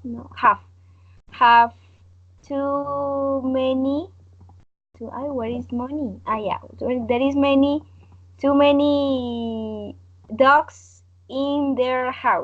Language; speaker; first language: English; non-native, learner; Spanish